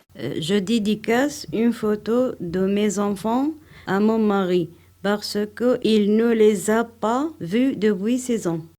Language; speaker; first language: French; non-native, learner; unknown